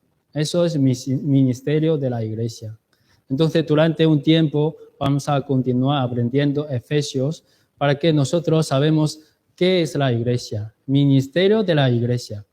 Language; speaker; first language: Spanish; non-native, learner; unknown